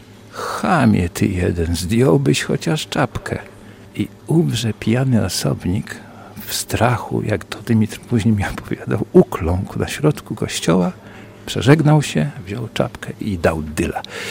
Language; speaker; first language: Polish; native; Polish